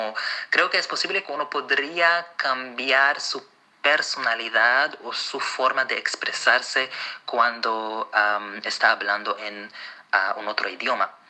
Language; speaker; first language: Spanish; non-native, fluent; Arabic